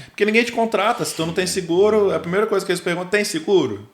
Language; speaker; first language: Portuguese; native; Portuguese